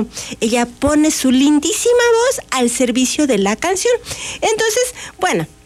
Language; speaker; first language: Spanish; native; Spanish